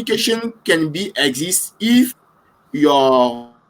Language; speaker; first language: English; non-native, learner; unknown